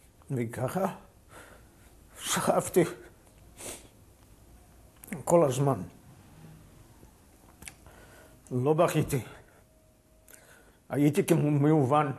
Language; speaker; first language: Hebrew; non-native, fluent; Yiddish